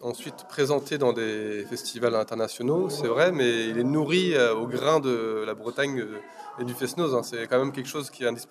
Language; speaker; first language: French; native; French